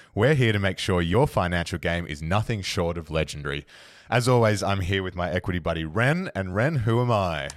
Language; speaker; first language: English; native; English